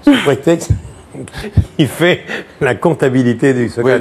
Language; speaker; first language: French; native; French